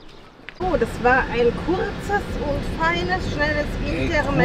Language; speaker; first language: German; native; German